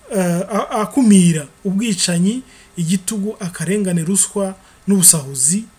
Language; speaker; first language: Kinyarwanda; early bilingual, heritage; Kinyarwanda